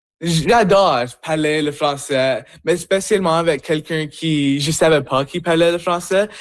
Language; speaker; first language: French; non-native, local second language; English